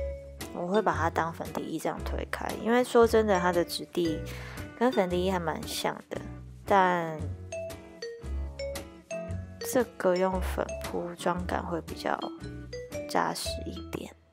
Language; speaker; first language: Chinese; native; Chinese